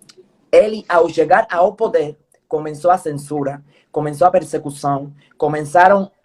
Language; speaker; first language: Portuguese; non-native, fluent; Spanish